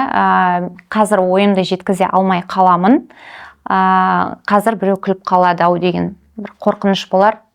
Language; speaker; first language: Kazakh; non-native, local second language; Russian